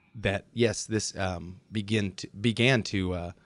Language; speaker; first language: English; early bilingual, other home language; German